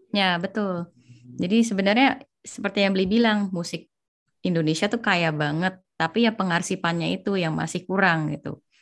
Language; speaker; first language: Indonesian; native; Indonesian